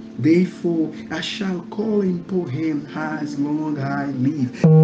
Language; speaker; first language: English; non-native, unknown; Haitian Creole